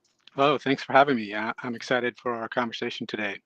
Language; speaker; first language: English; native; English